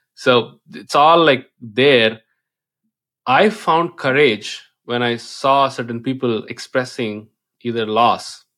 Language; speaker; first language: English; non-native, local second language; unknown